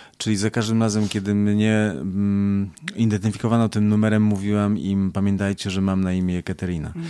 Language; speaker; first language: Polish; native; Polish